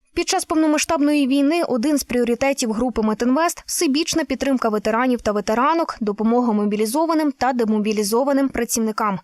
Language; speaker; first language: Ukrainian; native; Ukrainian